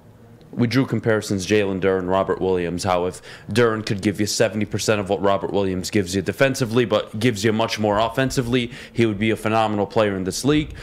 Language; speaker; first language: English; native; English